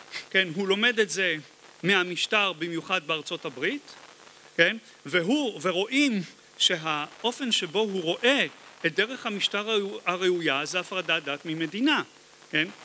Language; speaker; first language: Hebrew; native; Hebrew